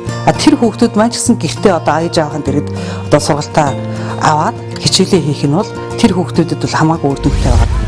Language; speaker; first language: Mongolian; native; Mongolian